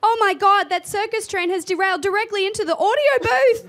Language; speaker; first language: English; native; English